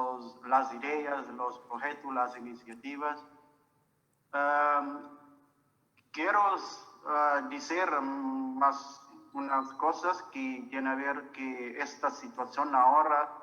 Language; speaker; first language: Spanish; non-native, fluent; Portuguese